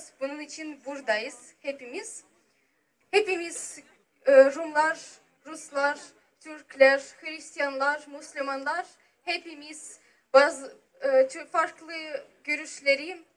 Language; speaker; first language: Turkish; non-native, fluent; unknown